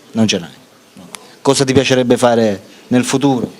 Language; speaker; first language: Italian; native; Italian